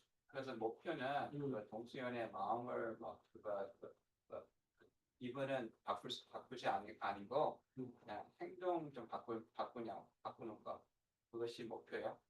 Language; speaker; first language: Korean; non-native, learner; English